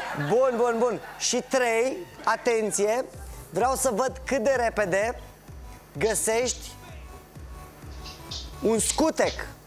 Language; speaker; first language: Romanian; native; Romanian